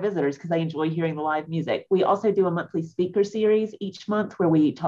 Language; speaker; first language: English; native; English